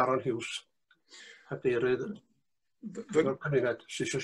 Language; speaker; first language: Welsh; native; Welsh